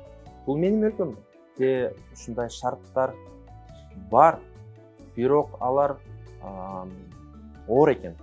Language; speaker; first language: Kyrgyz; non-native, local second language; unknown